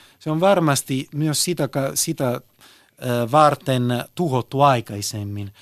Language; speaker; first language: Finnish; early bilingual, heritage; Italian